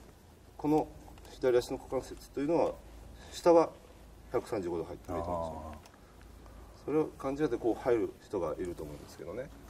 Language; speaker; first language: Japanese; native; Japanese